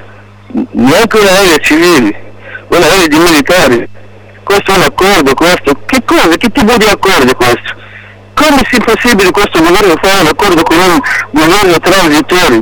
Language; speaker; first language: Italian; non-native, local second language; Arabic